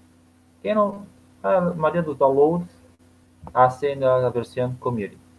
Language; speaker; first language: Spanish; non-native, learner; Portuguese